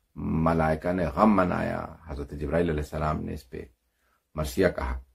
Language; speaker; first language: Urdu; native; Urdu